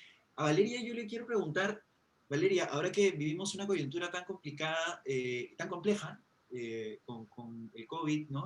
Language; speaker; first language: Spanish; native; Spanish